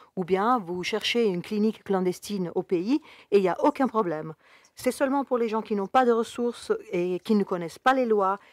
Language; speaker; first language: French; non-native, fluent; Spanish